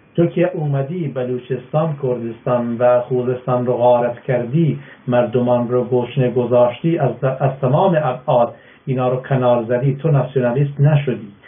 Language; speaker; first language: Persian; non-native, local second language; Baluchi